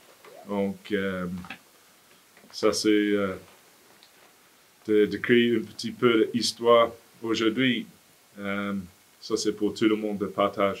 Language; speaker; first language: French; non-native, fluent; English